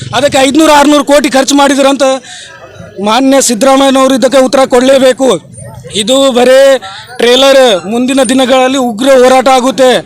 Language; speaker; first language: Kannada; non-native, local second language; Lambadi